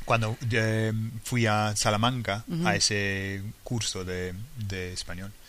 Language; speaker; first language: Spanish; non-native, fluent; English